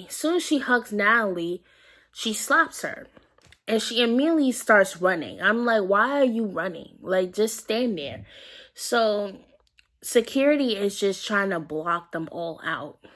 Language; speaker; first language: English; native; English